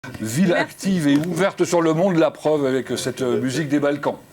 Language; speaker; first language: French; native; French